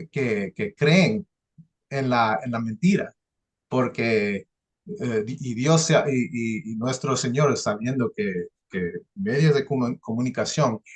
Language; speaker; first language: Spanish; early bilingual, heritage; English